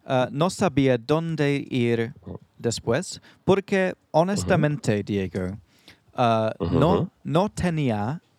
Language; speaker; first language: Spanish; non-native, learner; English